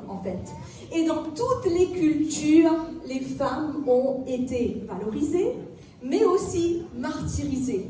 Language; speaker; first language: French; non-native, local second language; Morisyen